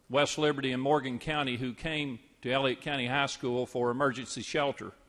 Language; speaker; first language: English; native; English